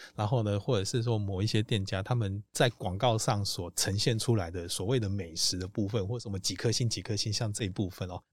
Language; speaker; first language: Chinese; native; Chinese